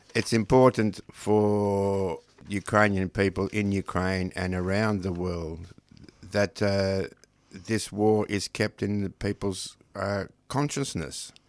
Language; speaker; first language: English; non-native, local second language; Ukrainian